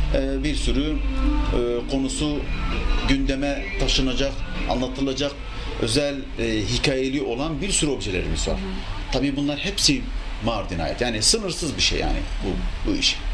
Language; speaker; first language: Turkish; native; Turkish